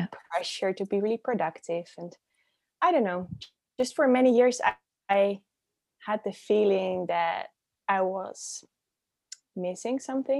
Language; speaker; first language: English; non-native, fluent; Dutch